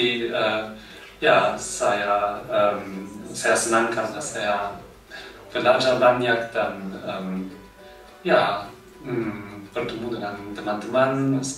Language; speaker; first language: Indonesian; non-native, learner; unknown